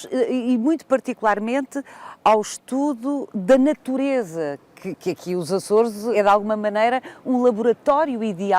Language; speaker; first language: Portuguese; native; Portuguese